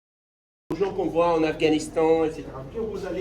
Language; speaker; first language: French; non-native, fluent; Arabic